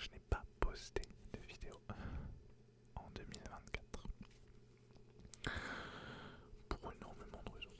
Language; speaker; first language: French; native; French